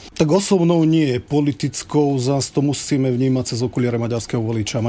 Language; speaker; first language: Slovak; non-native, local second language; Hungarian